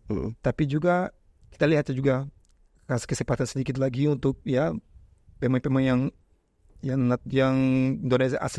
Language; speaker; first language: Indonesian; non-native, fluent; Portuguese